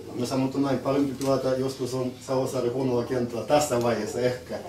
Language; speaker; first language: Finnish; non-native, learner; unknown